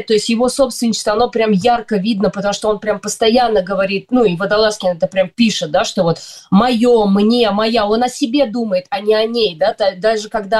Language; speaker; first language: Russian; native; Russian